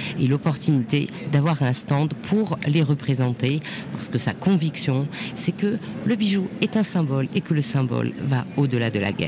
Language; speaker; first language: French; native; French